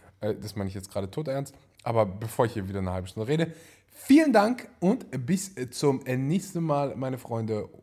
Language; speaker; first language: German; native; German